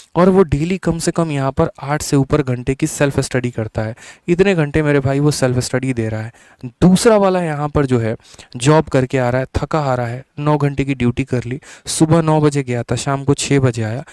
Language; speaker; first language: Hindi; native; Hindi